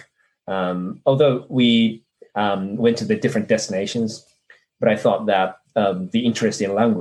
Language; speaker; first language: English; non-native, fluent; Japanese